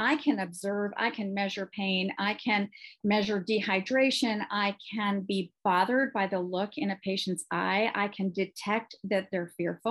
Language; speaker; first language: English; native; English